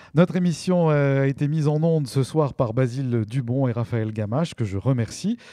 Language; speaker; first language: French; native; French